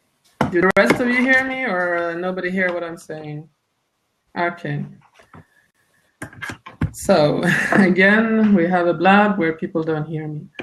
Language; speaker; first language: English; non-native, fluent; Italian